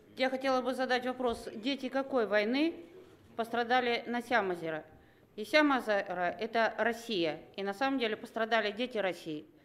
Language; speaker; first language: Russian; native; Russian